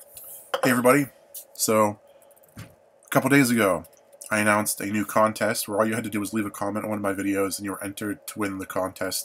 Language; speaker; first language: English; native; English